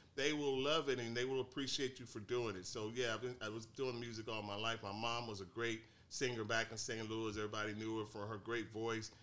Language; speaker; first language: English; native; English